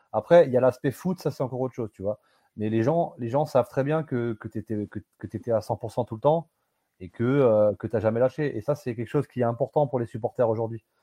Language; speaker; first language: French; native; French